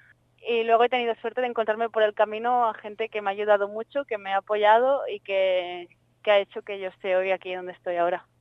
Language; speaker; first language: Spanish; native; Spanish